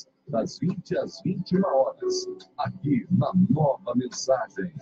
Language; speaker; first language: Portuguese; native; Portuguese